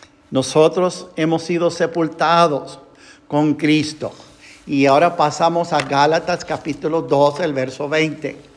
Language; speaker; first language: Spanish; non-native, fluent; English